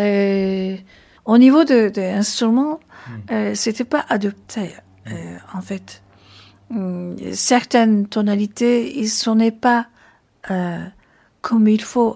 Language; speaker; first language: French; non-native, fluent; Turkish